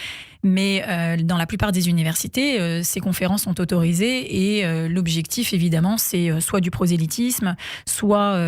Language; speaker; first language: French; native; French